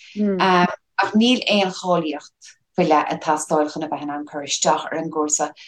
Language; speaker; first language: Irish; native; Irish